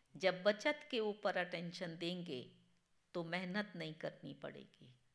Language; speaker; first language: Hindi; non-native, local second language; Gujarati